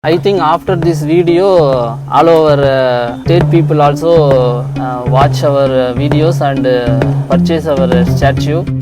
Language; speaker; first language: English; non-native, local second language; Tamil